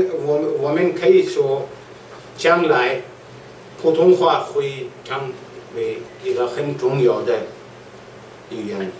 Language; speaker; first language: Chinese; non-native, learner; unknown